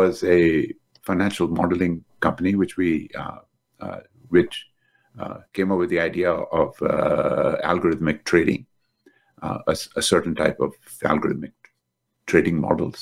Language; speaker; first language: English; native; English